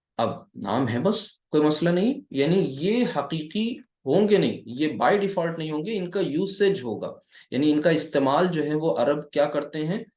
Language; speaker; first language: Urdu; native; Urdu